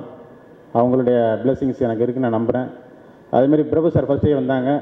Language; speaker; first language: Tamil; native; Tamil